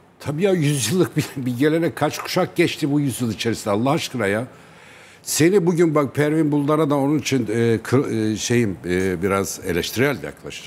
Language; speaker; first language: Turkish; native; Turkish